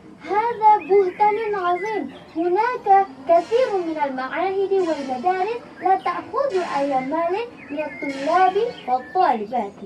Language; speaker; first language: Arabic; non-native, fluent; Indonesian